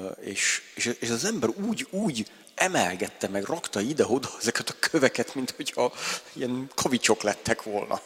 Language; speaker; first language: Hungarian; native; Hungarian